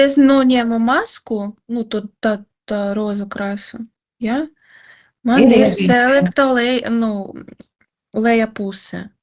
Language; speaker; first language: Latvian; non-native, learner; Russian